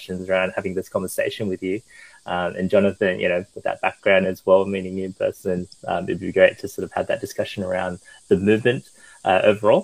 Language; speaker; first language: English; early bilingual, other home language; Chinese